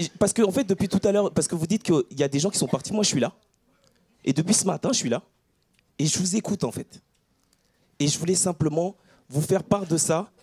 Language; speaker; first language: French; early bilingual, other home language; Ewe